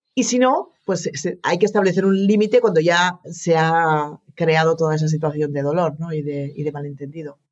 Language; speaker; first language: Spanish; native; Spanish